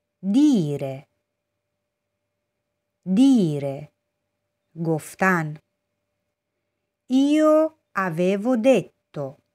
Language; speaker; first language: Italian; non-native, fluent; Persian